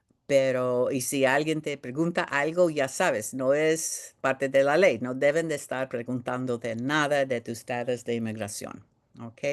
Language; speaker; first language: Spanish; early bilingual, heritage; Spanish